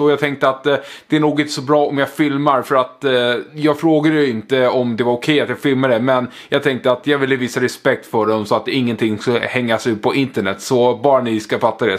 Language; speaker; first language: Swedish; native; Swedish